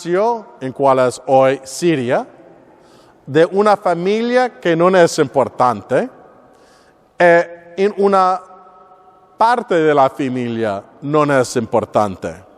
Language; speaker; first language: Spanish; non-native, learner; English